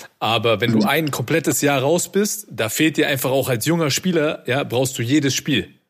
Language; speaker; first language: German; native; German